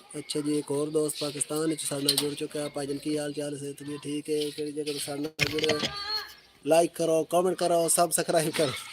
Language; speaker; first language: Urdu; non-native, local second language; Punjabi